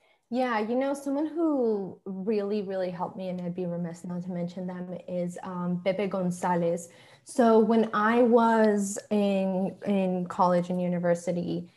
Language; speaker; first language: English; early bilingual, other home language; Spanish